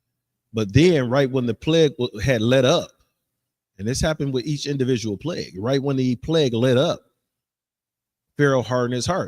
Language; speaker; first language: English; native; English